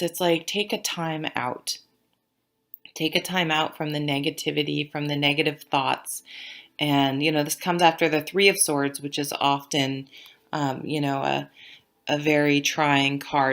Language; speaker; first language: English; native; English